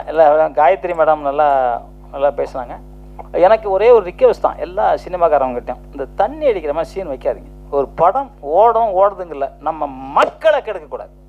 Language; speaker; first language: Tamil; native; Tamil